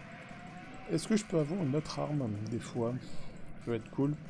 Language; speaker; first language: French; native; French